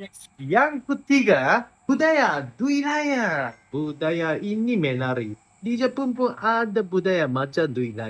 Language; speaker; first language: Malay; non-native, fluent; Japanese